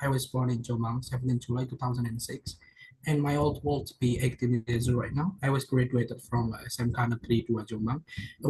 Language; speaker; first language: English; non-native, learner; Indonesian